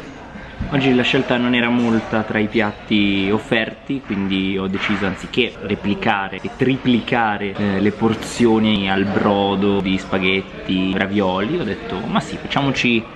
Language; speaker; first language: Italian; native; Italian